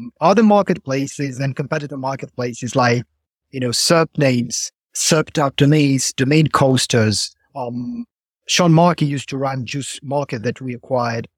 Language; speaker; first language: English; non-native, fluent; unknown